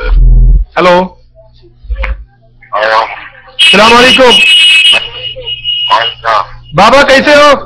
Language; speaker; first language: Hindi; non-native, local second language; Malayalam